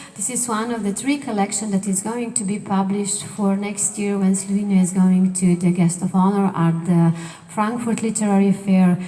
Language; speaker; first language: English; non-native, fluent; Slovenian